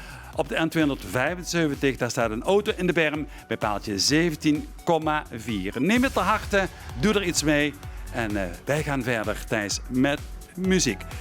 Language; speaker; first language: Dutch; native; Dutch